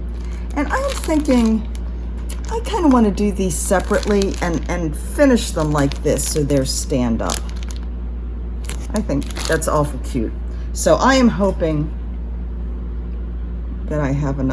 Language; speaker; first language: English; native; English